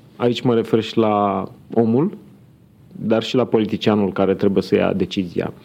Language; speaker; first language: Romanian; native; Romanian